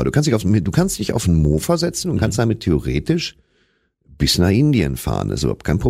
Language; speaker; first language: German; native; German